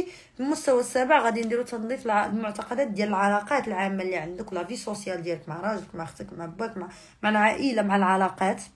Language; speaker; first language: Arabic; native; Arabic